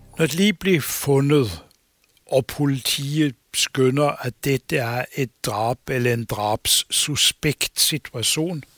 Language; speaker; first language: Danish; native; Danish